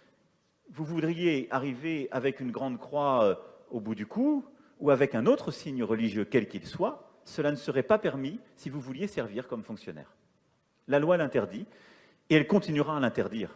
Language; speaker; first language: French; native; French